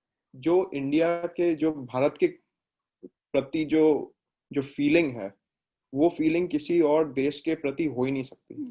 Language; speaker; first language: Hindi; native; Hindi